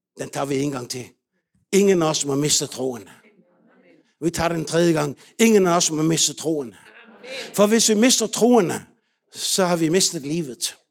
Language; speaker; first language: Danish; native; Danish